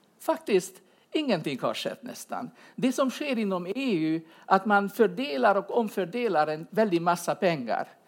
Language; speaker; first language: Swedish; non-native, fluent; Hungarian